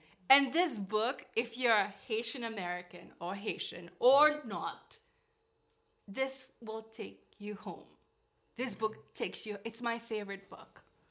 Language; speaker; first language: English; non-native, fluent; Haitian Creole